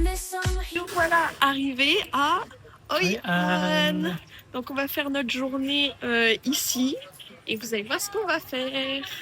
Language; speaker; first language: French; native; French